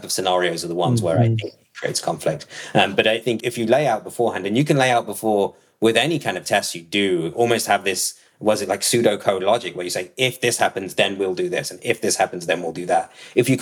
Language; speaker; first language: English; native; English